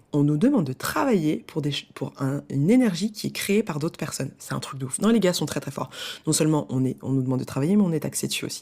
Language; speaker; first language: French; native; French